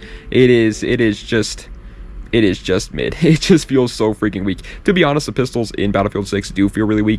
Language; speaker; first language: English; native; English